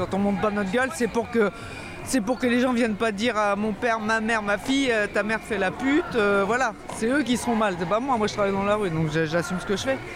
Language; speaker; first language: French; native; French